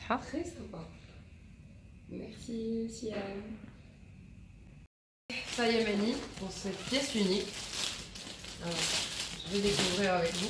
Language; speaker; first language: French; non-native, local second language; Arabic